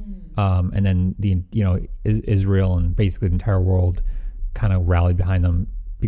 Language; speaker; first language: English; native; English